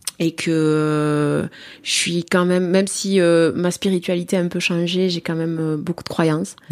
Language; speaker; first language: French; native; French